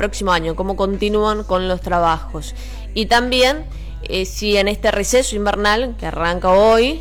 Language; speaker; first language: Spanish; native; Spanish